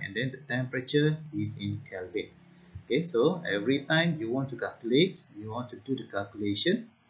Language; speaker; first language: English; non-native, local second language; Malay